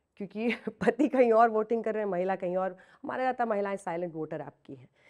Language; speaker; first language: Hindi; native; Hindi